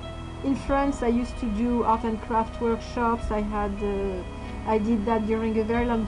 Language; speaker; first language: English; non-native, fluent; French